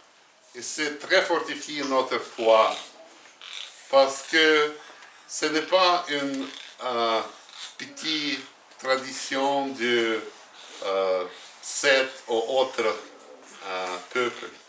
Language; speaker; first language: French; non-native, learner; Russian